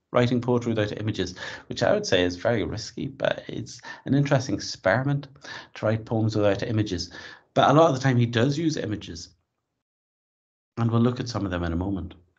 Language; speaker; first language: English; native; English